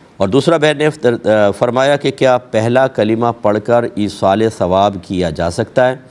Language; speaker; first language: Urdu; native; Urdu